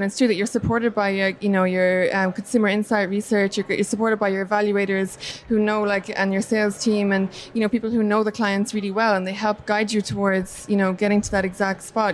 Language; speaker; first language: English; native; English